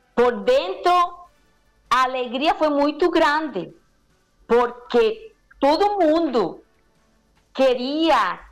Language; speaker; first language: Portuguese; non-native, learner; Spanish